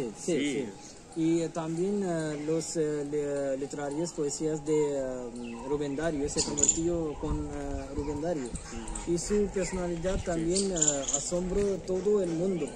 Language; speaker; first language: Spanish; non-native, learner; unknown